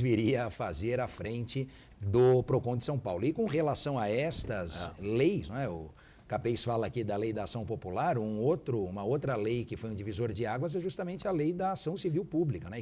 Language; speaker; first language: Portuguese; native; Portuguese